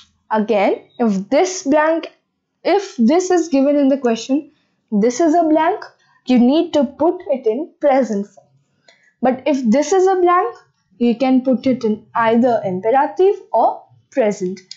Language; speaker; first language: English; non-native, local second language; Hindi